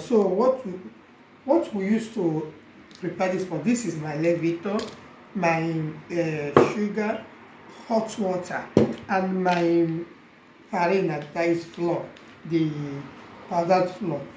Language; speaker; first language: English; non-native, local second language; Igbo